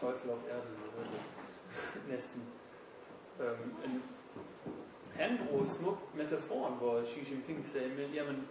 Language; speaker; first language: Danish; non-native, fluent; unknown